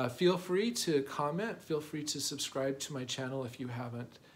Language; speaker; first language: English; native; English